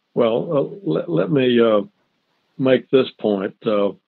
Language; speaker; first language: English; native; English